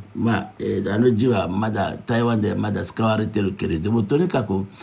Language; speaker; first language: Japanese; non-native, fluent; Yoruba